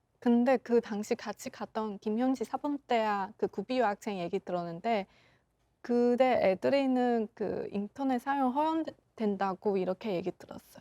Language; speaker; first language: Korean; non-native, local second language; Chinese